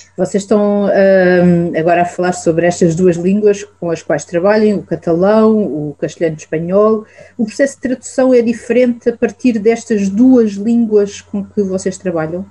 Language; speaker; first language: Portuguese; native; Portuguese